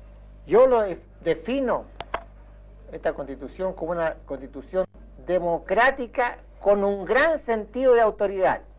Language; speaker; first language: Spanish; native; Spanish